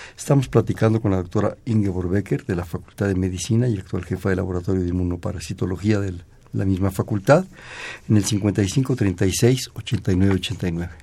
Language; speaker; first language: Spanish; native; Spanish